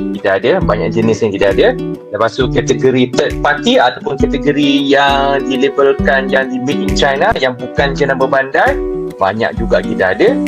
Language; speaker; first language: Malay; non-native, local second language; Chinese